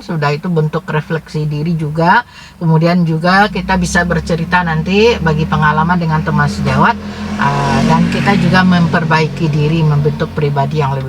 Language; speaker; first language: Indonesian; native; Indonesian